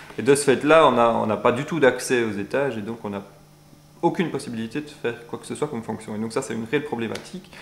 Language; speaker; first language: French; native; French